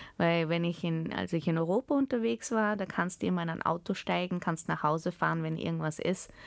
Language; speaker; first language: German; early bilingual, heritage; German